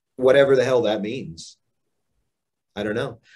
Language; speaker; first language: English; native; English